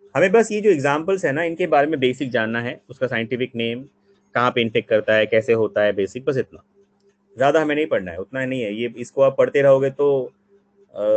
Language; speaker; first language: Hindi; non-native, local second language; Bangla